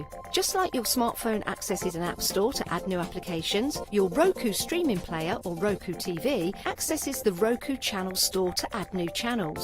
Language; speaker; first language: English; native; English